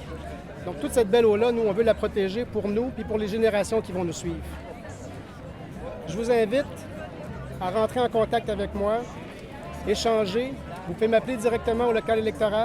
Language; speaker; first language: French; native; French